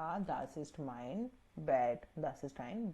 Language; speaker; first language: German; non-native, learner; Hindi